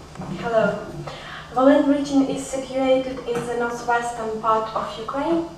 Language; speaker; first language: English; non-native, learner; Ukrainian